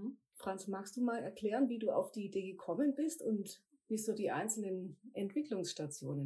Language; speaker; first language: German; native; German